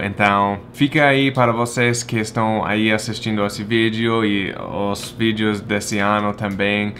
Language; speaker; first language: Portuguese; non-native, fluent; English